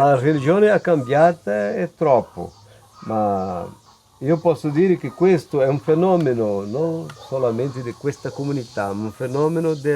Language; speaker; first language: Italian; non-native, fluent; Portuguese